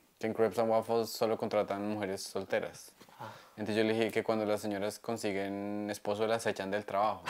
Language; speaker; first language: Spanish; native; Spanish